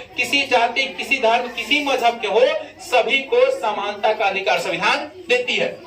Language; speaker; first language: Hindi; native; Hindi